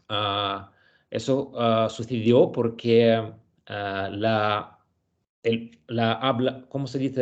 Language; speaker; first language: Spanish; non-native, learner; Russian